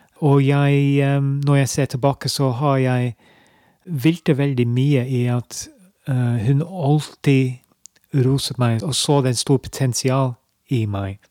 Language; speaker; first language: Norwegian; non-native, fluent; English